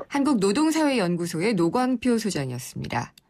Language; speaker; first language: Korean; native; Korean